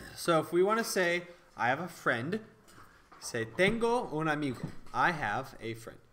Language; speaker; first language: English; native; English